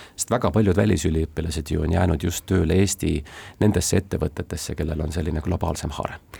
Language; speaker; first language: Estonian; native; Estonian